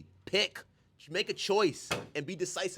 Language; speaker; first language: English; native; English